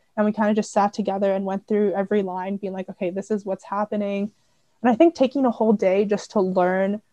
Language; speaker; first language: English; native; English